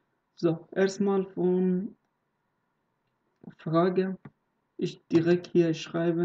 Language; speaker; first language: German; non-native, learner; Persian